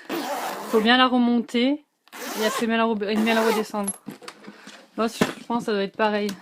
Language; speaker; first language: French; native; French